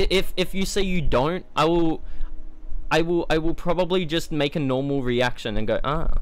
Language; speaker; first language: English; native; English